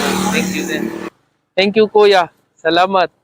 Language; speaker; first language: Filipino; non-native, learner; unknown